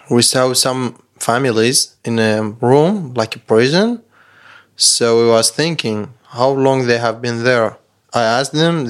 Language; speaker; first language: English; non-native, learner; Persian